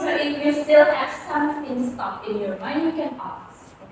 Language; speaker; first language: English; non-native, fluent; Indonesian